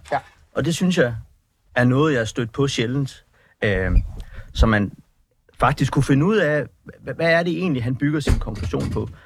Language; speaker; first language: Danish; native; Danish